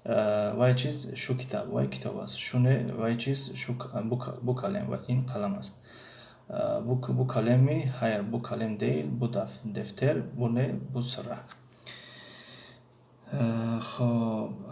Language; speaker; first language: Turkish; non-native, fluent; Tajik